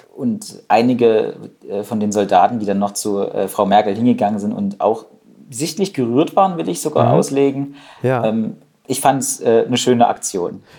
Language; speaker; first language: German; native; German